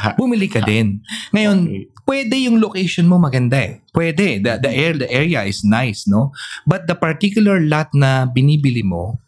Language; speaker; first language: Filipino; native; Filipino